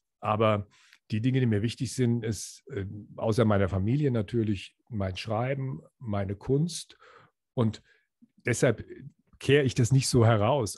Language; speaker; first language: German; native; German